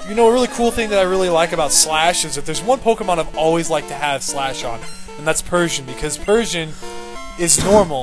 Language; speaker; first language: English; native; English